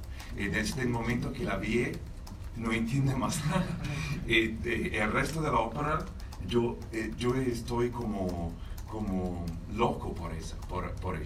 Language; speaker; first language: Spanish; non-native, fluent; Italian